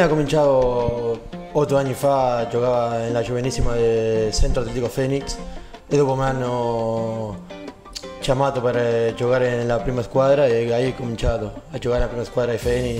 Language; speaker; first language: Italian; non-native, learner; Spanish